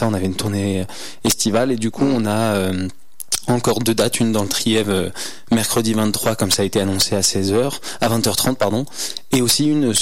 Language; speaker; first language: French; native; French